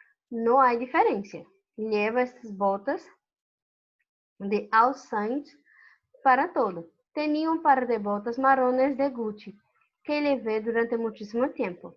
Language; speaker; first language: Spanish; non-native, fluent; Portuguese